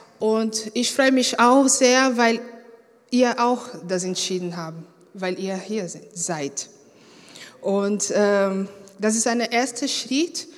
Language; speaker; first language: German; non-native, fluent; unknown